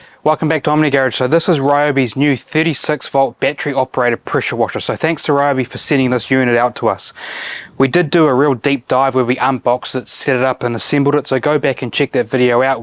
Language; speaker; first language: English; native; English